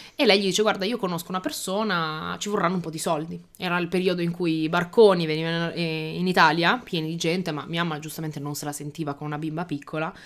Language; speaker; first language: Italian; early bilingual, other home language; Albanian